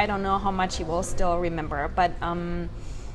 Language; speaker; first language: English; non-native, fluent; German